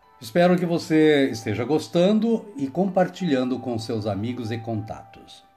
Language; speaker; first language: Portuguese; native; Portuguese